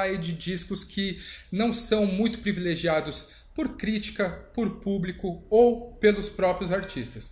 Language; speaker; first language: Portuguese; native; Portuguese